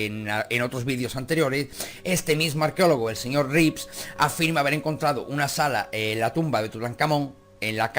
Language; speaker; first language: Spanish; native; Spanish